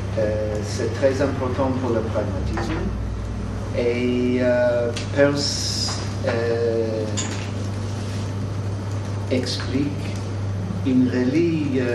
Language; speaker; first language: French; non-native, fluent; English